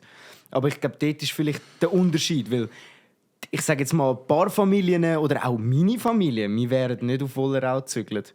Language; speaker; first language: German; native; German